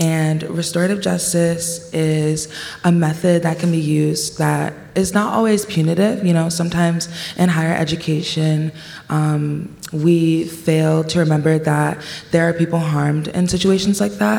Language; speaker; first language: English; native; English